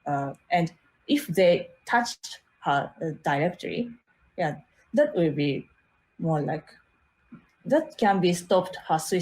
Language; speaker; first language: English; non-native, learner; Japanese